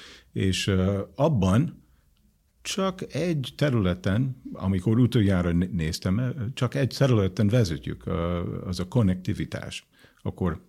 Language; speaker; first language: Hungarian; non-native, fluent; English